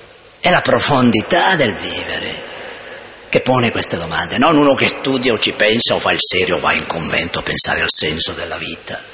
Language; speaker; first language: Italian; native; Italian